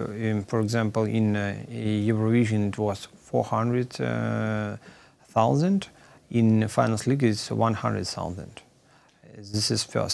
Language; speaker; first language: English; non-native, learner; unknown